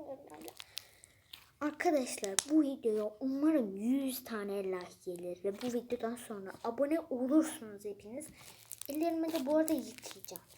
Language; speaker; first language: Turkish; non-native, fluent; Persian